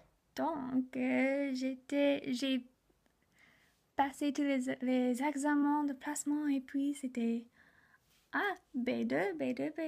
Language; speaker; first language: French; non-native, learner; English